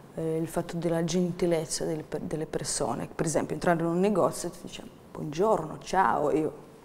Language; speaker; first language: Italian; non-native, fluent; Ukrainian